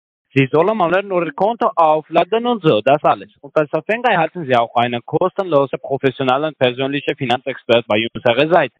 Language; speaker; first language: German; non-native, learner; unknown